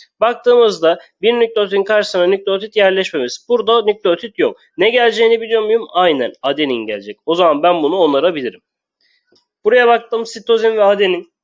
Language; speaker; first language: Turkish; native; Turkish